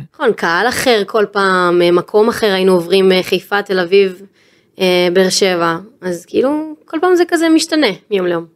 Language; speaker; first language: Hebrew; native; Hebrew